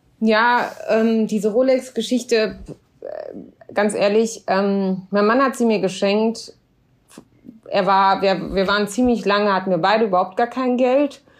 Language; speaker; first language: German; early bilingual, other home language; Arabic